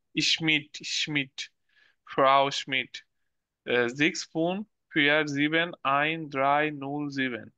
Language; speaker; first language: German; non-native, learner; Bangla